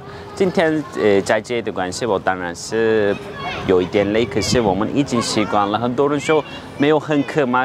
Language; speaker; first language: Chinese; non-native, fluent; Turkish